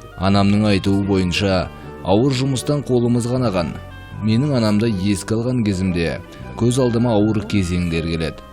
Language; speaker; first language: Kazakh; non-native, local second language; Uyghur